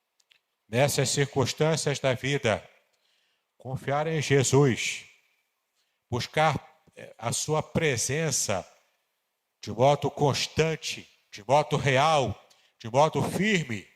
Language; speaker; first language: Portuguese; native; Portuguese